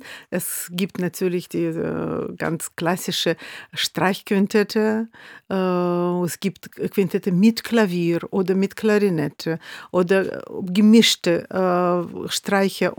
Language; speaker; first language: German; non-native, fluent; Russian